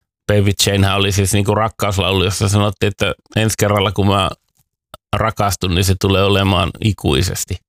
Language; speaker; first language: Finnish; native; Finnish